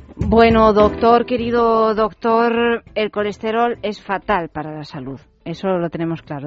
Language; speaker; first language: Spanish; native; Spanish